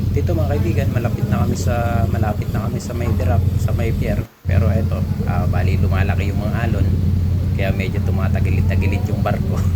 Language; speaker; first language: Filipino; non-native, local second language; Bikol